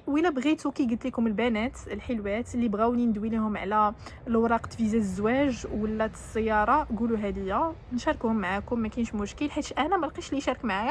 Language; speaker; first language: Arabic; native; Arabic